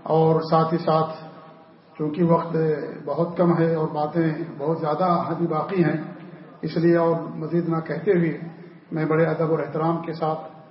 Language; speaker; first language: Urdu; native; Urdu